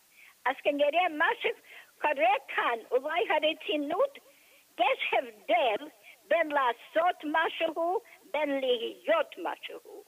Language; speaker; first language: Hebrew; non-native, fluent; English